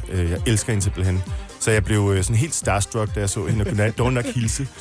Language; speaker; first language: Danish; native; Danish